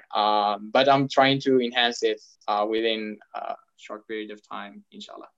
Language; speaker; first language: English; non-native, fluent; Arabic